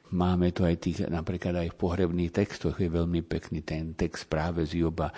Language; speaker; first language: Slovak; native; Slovak